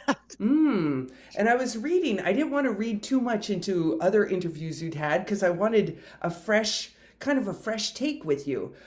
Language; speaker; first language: English; native; English